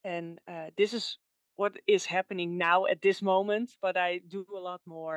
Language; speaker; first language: English; non-native, fluent; Dutch